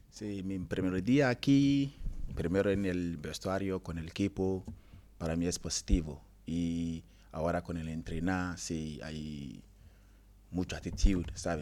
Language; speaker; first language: Spanish; non-native, learner; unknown